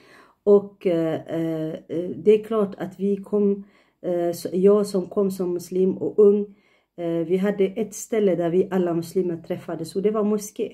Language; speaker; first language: Swedish; non-native, fluent; Tigrinya